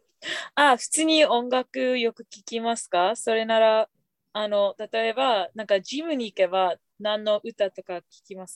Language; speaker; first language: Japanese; non-native, fluent; English